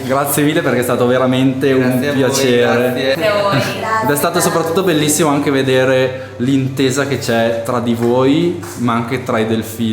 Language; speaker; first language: Italian; native; Italian